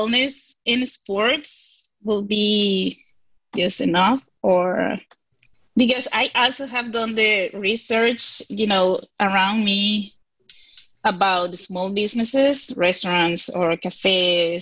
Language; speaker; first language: English; non-native, fluent; Spanish